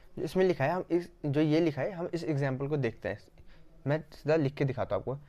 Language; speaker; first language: Hindi; native; Hindi